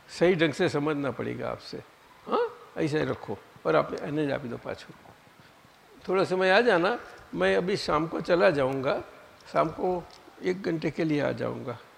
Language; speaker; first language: Hindi; non-native, local second language; Gujarati